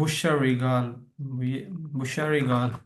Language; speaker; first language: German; non-native, learner; Hindi